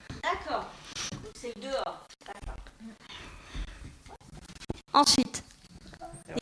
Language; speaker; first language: French; native; French